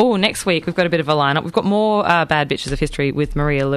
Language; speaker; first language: English; native; English